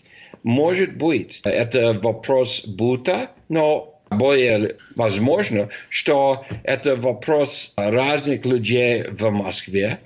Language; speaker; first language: Russian; non-native, fluent; English